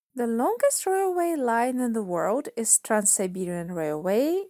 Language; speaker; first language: English; non-native, fluent; Russian